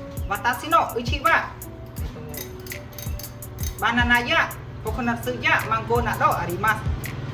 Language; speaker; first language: Japanese; non-native, learner; Khmer